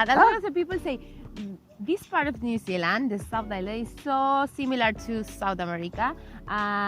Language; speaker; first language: English; non-native, learner; Spanish